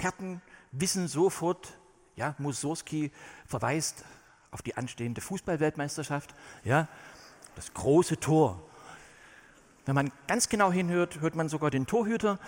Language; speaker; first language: German; native; German